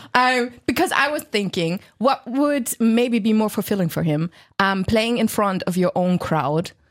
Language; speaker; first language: English; non-native, fluent; German